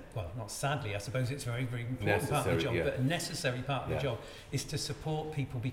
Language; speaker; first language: English; native; English